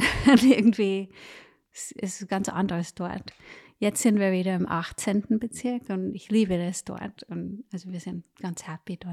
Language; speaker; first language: German; non-native, fluent; English